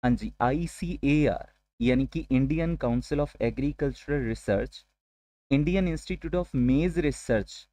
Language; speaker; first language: Hindi; non-native, local second language; Punjabi